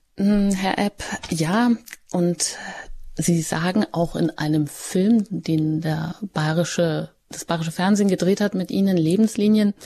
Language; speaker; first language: German; native; German